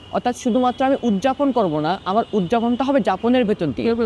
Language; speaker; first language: Bangla; non-native, local second language; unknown